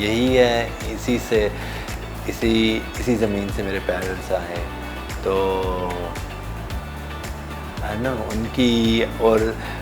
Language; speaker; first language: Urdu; early bilingual, heritage; Urdu